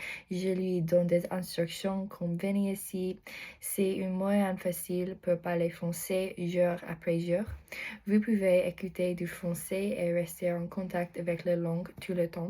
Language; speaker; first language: French; non-native, learner; English